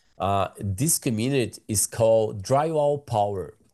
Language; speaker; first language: English; non-native, learner; Portuguese